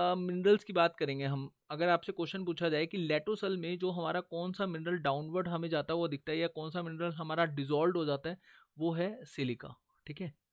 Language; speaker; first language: Hindi; native; Hindi